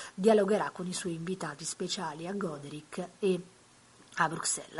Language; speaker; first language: Italian; native; Italian